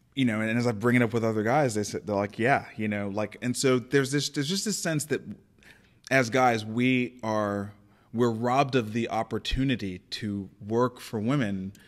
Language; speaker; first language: English; native; English